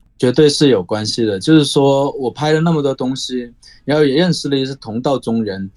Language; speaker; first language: Chinese; non-native, local second language; Cantonese